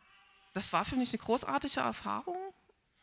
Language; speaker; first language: German; native; German